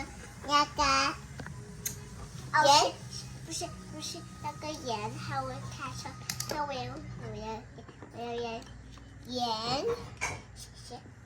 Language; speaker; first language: Chinese; early bilingual, heritage; Chinese